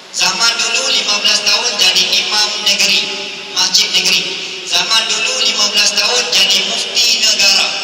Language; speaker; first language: Malay; native; Malay